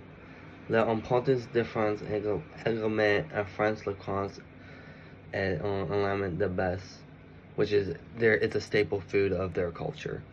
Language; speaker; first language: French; non-native, learner; English